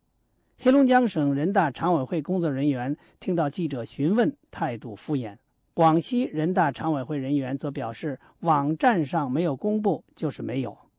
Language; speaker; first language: Chinese; native; Chinese